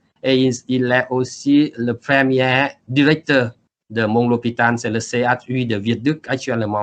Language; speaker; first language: French; non-native, learner; Vietnamese